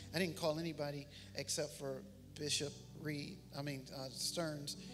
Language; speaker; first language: English; native; English